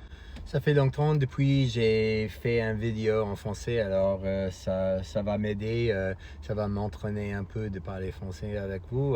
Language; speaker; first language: French; non-native, fluent; English